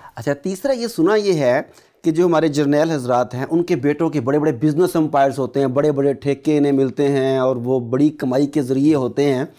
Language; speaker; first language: Urdu; native; Urdu